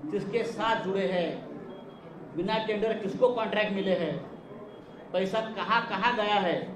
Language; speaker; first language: Hindi; non-native, local second language; Marathi